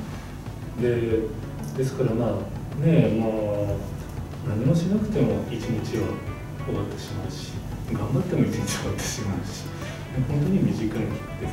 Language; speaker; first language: Japanese; native; Japanese